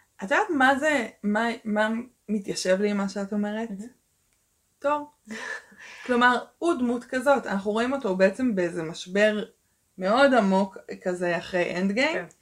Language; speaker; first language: Hebrew; early bilingual, other home language; Russian